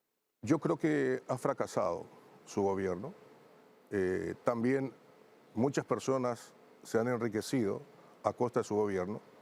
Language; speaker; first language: Spanish; native; Spanish